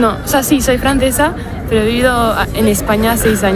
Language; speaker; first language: Spanish; non-native, fluent; French